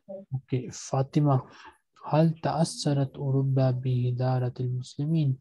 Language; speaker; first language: Arabic; non-native, fluent; Urdu